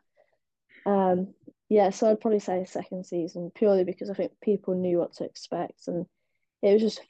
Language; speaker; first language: English; native; English